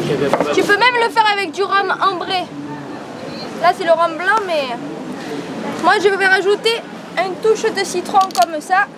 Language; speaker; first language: French; native; French